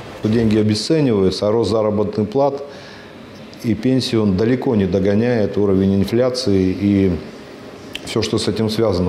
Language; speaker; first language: Russian; native; Russian